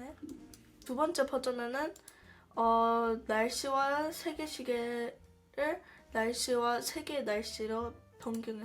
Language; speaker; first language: Korean; early bilingual, heritage; Korean